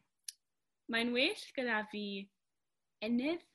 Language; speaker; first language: Welsh; non-native, learner; English